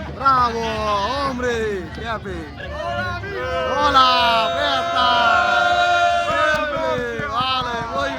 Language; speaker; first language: Spanish; non-native, learner; Bangla